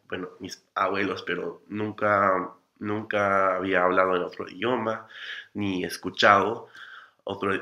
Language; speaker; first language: Spanish; non-native, fluent; English